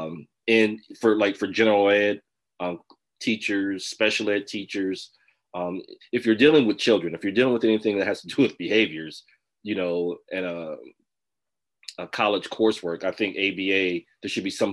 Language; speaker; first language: English; native; English